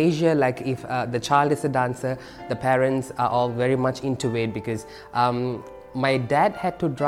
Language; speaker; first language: English; non-native, local second language; Tamil